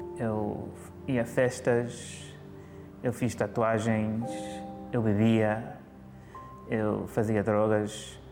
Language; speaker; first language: Portuguese; early bilingual, heritage; Portuguese